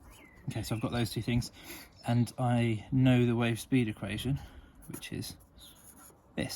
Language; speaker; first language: English; native; English